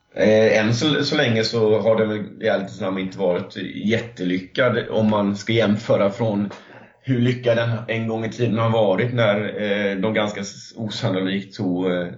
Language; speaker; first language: Swedish; native; Swedish